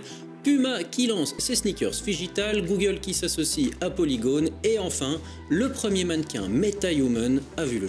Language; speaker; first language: French; native; French